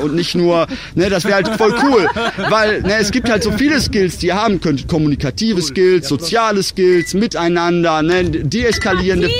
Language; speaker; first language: German; native; German